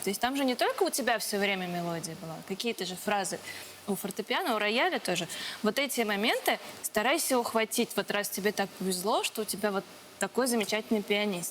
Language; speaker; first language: Russian; native; Russian